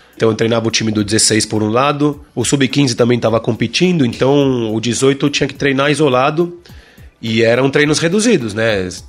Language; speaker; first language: Portuguese; non-native, fluent; Spanish